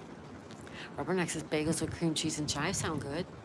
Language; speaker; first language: English; native; English